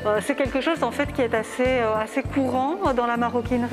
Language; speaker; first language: French; native; French